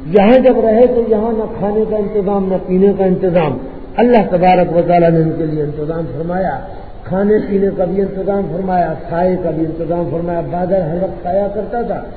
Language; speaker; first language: Urdu; non-native, local second language; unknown